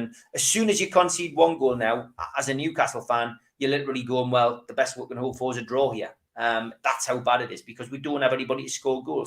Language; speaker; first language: English; native; English